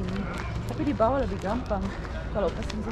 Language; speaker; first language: Indonesian; early bilingual, heritage; Indonesian